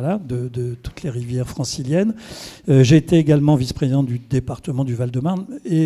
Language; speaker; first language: French; native; French